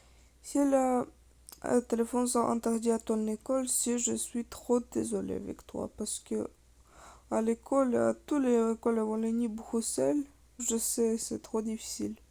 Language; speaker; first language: French; non-native, learner; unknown